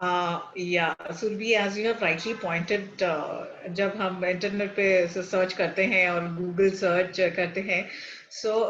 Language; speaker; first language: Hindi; non-native, local second language; Konkani